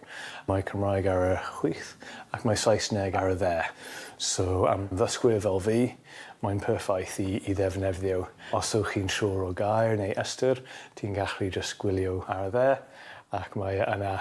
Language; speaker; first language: Welsh; non-native, fluent; English